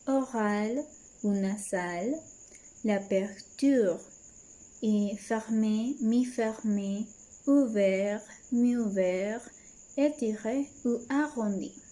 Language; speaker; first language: French; non-native, learner; Spanish